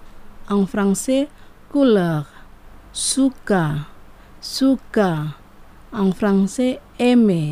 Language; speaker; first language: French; non-native, fluent; Indonesian